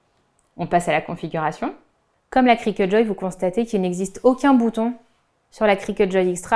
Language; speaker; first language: French; native; French